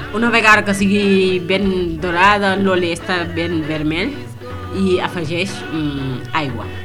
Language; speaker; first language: Catalan; non-native, fluent; Wolof